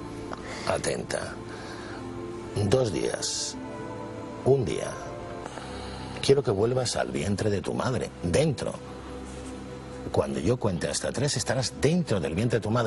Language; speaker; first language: Spanish; native; Spanish